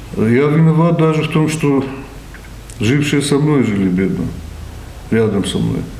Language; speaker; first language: Russian; non-native, local second language; Ossetic